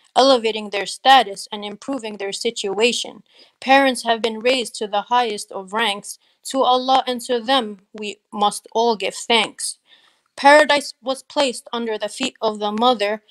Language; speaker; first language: English; native; English